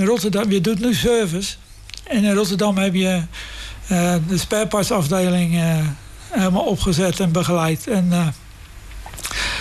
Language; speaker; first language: Dutch; native; Dutch